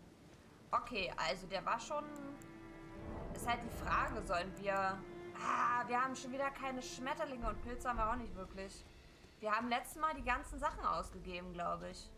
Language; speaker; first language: German; native; German